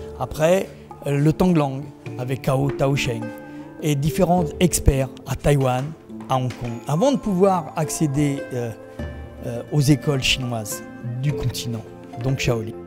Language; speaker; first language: French; native; French